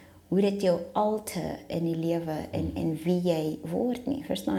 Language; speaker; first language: Afrikaans; non-native, local second language; South Ndebele